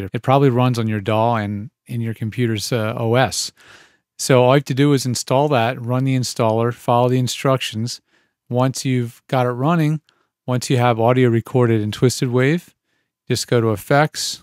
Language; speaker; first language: English; native; English